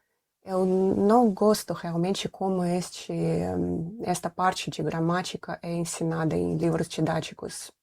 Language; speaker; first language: Portuguese; non-native, fluent; Russian